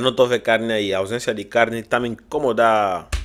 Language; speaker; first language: Portuguese; native; Portuguese